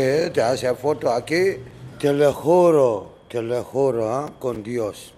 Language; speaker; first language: Spanish; non-native, learner; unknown